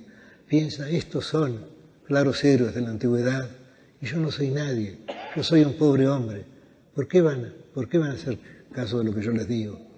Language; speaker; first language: Spanish; native; Spanish